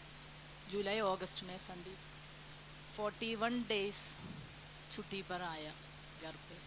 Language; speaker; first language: Hindi; non-native, local second language; Malayalam